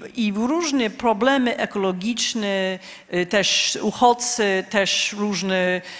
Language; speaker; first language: Polish; non-native, fluent; English